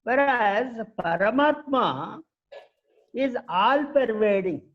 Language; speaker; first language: English; non-native, local second language; Telugu